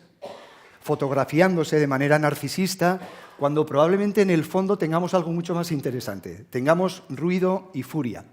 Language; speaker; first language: Spanish; native; Spanish